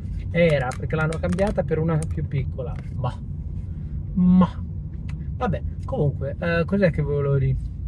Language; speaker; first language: Italian; native; Italian